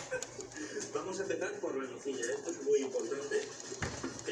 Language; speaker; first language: Spanish; native; Spanish